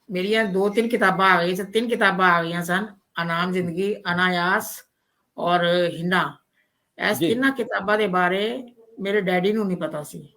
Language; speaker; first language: Hindi; non-native, local second language; Punjabi